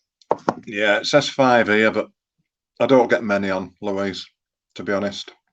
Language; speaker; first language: English; native; English